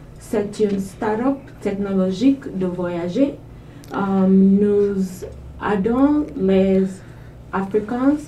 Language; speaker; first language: French; non-native, learner; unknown